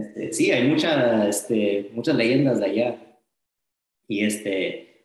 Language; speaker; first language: Spanish; early bilingual, heritage; Spanish